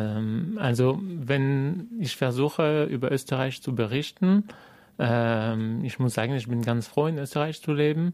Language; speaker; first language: German; non-native, fluent; French